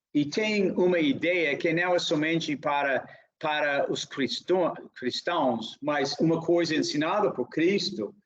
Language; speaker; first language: Portuguese; non-native, fluent; English